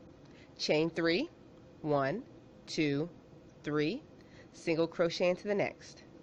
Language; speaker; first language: English; native; English